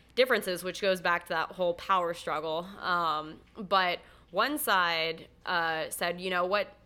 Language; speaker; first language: English; native; English